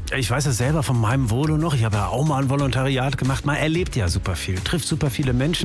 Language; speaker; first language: German; native; German